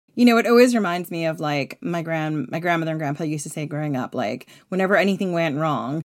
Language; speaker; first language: English; native; English